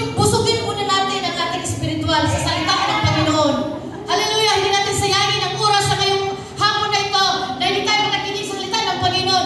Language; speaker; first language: Filipino; non-native, local second language; Cebuano